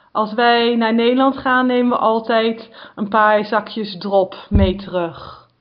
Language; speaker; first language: Dutch; native; Dutch